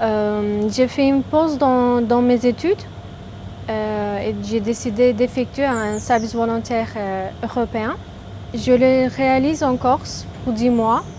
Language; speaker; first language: French; non-native, fluent; Turkish